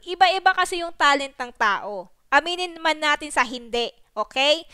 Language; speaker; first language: Filipino; non-native, local second language; Waray